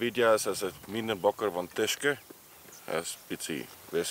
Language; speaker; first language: Hungarian; non-native, learner; Afrikaans